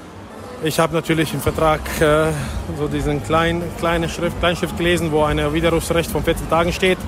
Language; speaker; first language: German; native; German